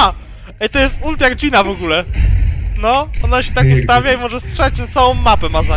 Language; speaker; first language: Polish; native; Polish